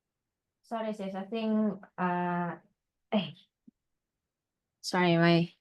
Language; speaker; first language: English; non-native, learner; Indonesian